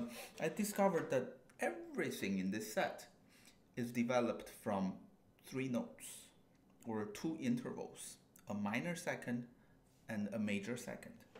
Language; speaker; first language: English; non-native, fluent; Chinese